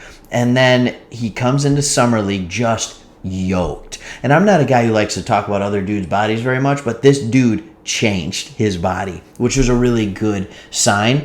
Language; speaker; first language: English; native; English